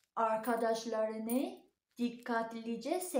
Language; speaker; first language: Turkish; non-native, learner; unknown